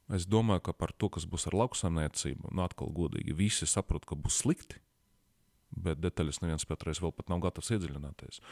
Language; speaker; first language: Latvian; non-native, local second language; Russian